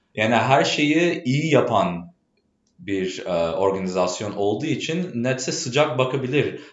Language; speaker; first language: Turkish; early bilingual, heritage; Turkish